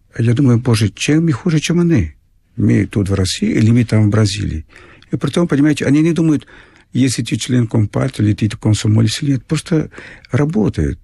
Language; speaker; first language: Russian; non-native, fluent; Portuguese